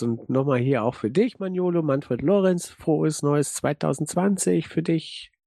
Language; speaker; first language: German; native; German